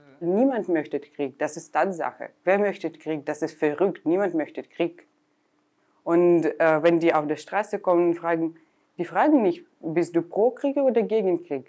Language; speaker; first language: German; non-native, learner; Russian